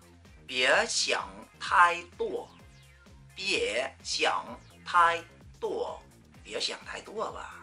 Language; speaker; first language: Chinese; non-native, fluent; Vietnamese